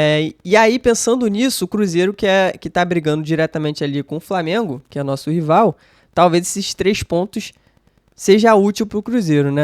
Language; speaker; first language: Portuguese; native; Portuguese